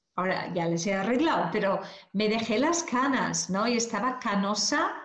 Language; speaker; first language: Spanish; non-native, fluent; English